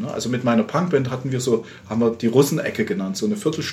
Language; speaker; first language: German; native; German